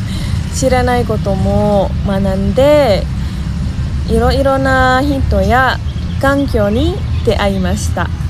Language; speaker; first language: Japanese; non-native, learner; Indonesian